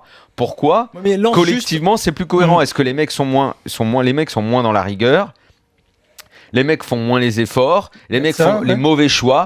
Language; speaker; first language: French; native; French